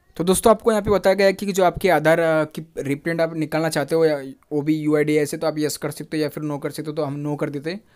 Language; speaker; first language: Hindi; non-native, local second language; Marathi